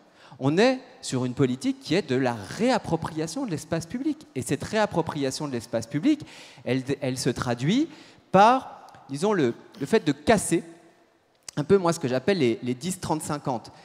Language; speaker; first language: French; native; French